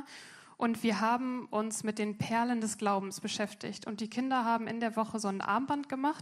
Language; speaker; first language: German; native; German